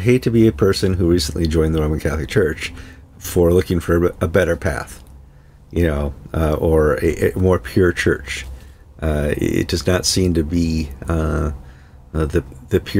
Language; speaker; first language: English; native; English